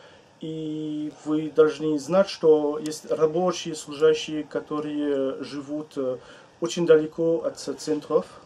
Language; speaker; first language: Russian; non-native, learner; French